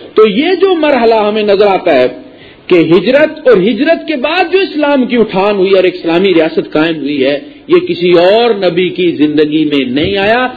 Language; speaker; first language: Urdu; non-native, local second language; Punjabi